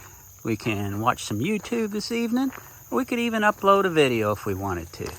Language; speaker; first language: English; native; English